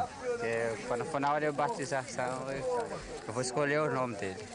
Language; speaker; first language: Portuguese; non-native, local second language; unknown